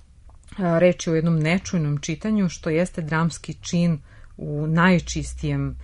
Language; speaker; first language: Serbian; native; Serbian